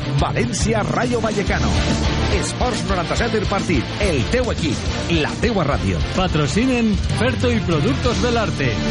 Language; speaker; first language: Catalan; native; Catalan